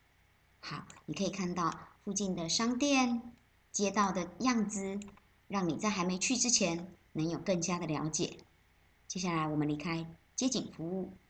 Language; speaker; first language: Chinese; native; Chinese